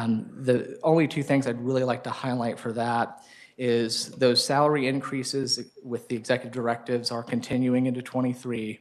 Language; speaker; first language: English; native; English